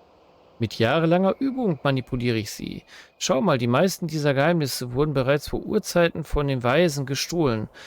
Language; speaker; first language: German; native; German